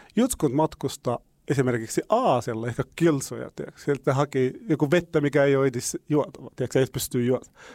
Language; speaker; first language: Finnish; non-native, fluent; Arabic